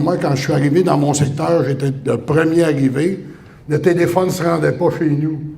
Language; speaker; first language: French; native; French